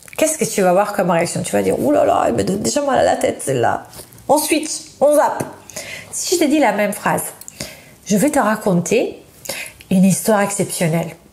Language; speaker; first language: French; non-native, fluent; Italian